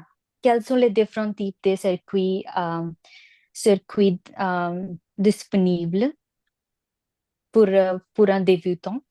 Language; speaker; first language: French; non-native, learner; Punjabi